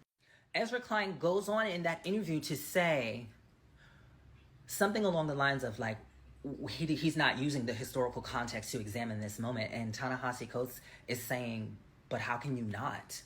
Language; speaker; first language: English; native; English